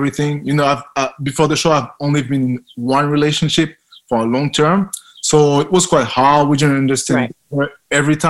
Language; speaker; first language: English; non-native, fluent; French